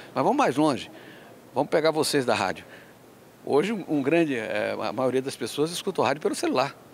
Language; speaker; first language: Portuguese; early bilingual, other home language; Spanish